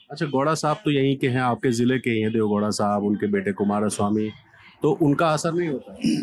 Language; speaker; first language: Hindi; native; Hindi